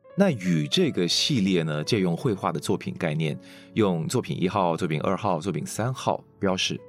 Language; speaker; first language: Chinese; non-native, local second language; Hakka Chinese